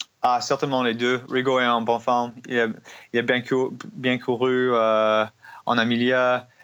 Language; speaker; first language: French; non-native, learner; English